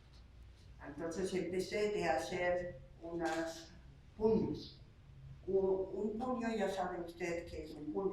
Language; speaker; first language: Spanish; non-native, fluent; Slovak